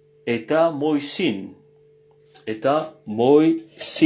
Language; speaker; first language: Russian; non-native, learner; French